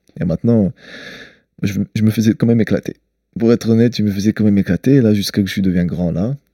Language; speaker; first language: French; early bilingual, other home language; Chechen